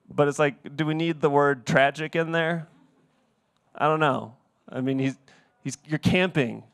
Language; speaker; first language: English; native; English